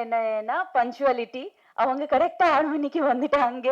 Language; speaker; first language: Tamil; non-native, fluent; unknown